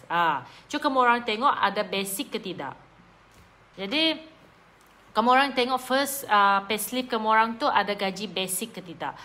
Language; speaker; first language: Malay; native; Malay